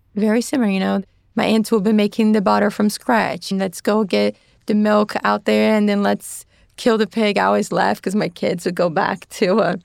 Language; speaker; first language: English; non-native, fluent; Portuguese